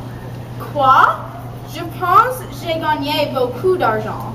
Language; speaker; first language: French; non-native, learner; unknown